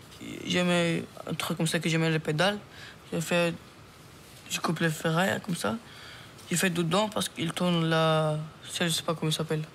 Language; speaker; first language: French; early bilingual, other home language; Romanian